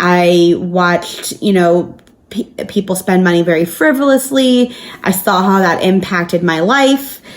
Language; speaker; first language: English; native; English